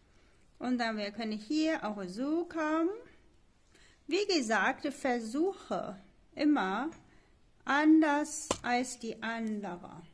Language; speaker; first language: German; non-native, learner; Chinese